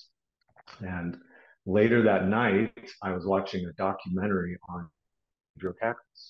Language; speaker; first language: English; native; English